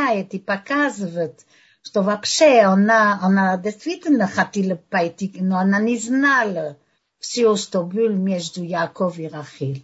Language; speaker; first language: Russian; early bilingual, heritage; Russian